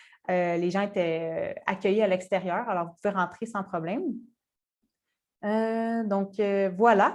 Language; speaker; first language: French; native; French